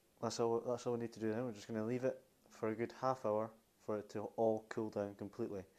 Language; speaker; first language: English; native; English